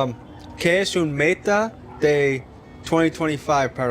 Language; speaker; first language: Spanish; non-native, learner; English